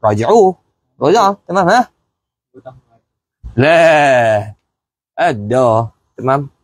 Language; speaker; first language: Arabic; non-native, fluent; Malay